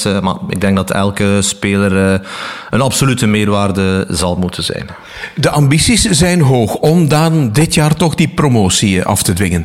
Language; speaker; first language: Dutch; native; Dutch